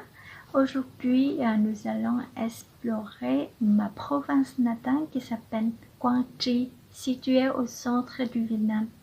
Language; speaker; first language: French; non-native, fluent; Vietnamese